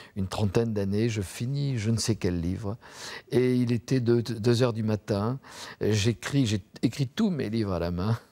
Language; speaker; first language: French; native; French